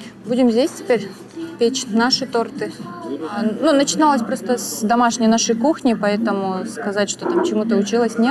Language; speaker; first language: Russian; native; Russian